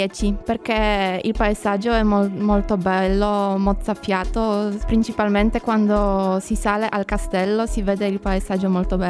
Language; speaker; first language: Italian; non-native, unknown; Polish